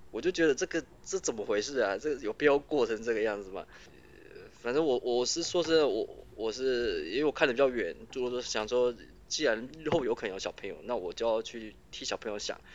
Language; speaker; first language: Chinese; native; Chinese